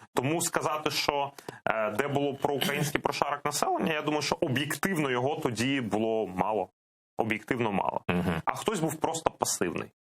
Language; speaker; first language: Ukrainian; non-native, local second language; Russian